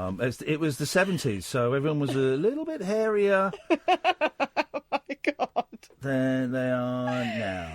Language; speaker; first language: English; native; English